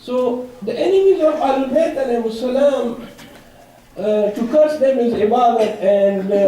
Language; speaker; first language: English; non-native, local second language; Urdu